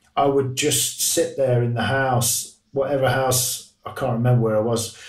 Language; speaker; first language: English; native; English